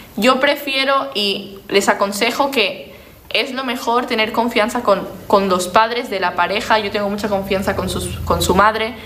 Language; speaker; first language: Spanish; native; Spanish